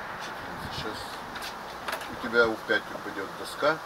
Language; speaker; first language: Russian; non-native, local second language; Romanian